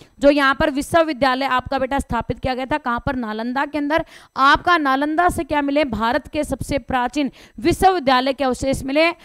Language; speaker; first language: Hindi; native; Hindi